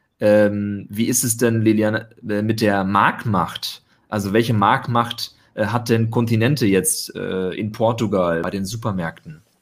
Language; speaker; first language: German; native; German